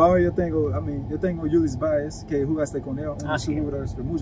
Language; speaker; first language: Spanish; non-native, learner; English